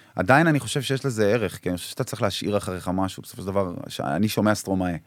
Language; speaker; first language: Hebrew; early bilingual, other home language; Arabic